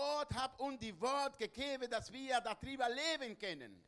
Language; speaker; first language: German; non-native, learner; Spanish